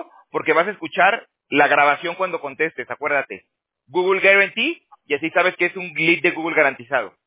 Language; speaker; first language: Spanish; native; Spanish